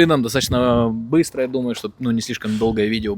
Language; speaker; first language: Russian; native; Russian